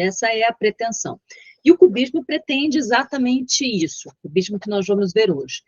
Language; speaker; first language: Portuguese; native; Portuguese